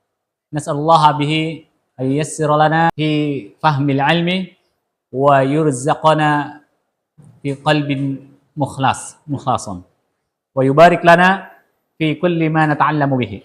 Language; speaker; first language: Arabic; non-native, fluent; Indonesian